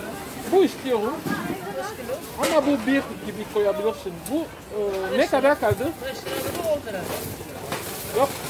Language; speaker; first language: Turkish; non-native, learner; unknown